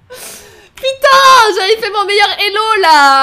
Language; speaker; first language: French; native; French